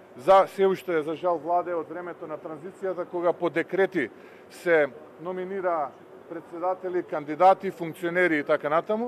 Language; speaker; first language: Macedonian; native; Macedonian